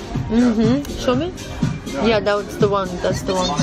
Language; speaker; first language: English; non-native, fluent; Russian